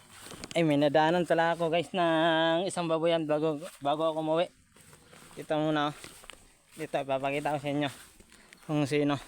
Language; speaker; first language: Filipino; non-native, local second language; Cebuano